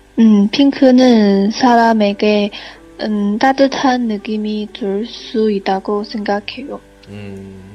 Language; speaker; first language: Korean; non-native, learner; Chinese